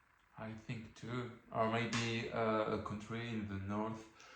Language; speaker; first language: English; non-native, learner; French